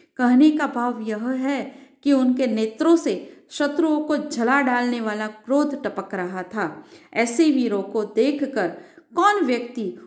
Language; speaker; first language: Hindi; non-native, local second language; Gujarati